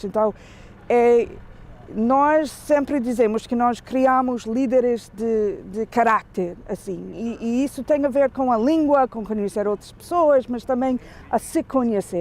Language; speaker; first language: Portuguese; non-native, fluent; English